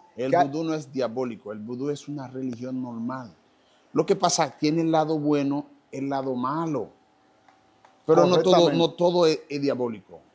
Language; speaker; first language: Spanish; non-native, fluent; Haitian Creole